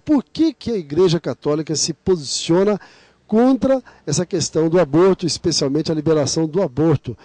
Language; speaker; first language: Portuguese; native; Portuguese